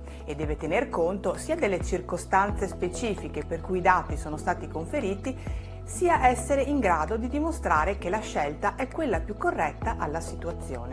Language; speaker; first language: Italian; native; Italian